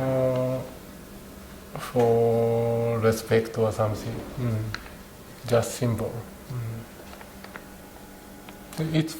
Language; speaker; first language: English; non-native, learner; Japanese